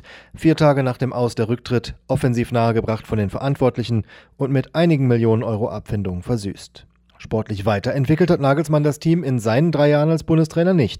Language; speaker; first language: German; native; German